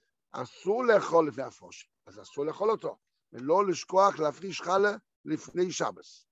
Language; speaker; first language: Hebrew; non-native, fluent; Yiddish